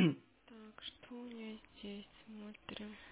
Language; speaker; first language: Russian; native; Russian